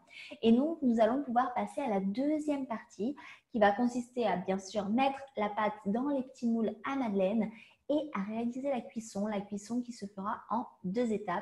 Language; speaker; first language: French; native; French